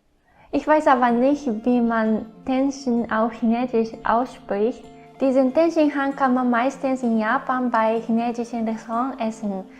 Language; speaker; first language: German; non-native, fluent; Japanese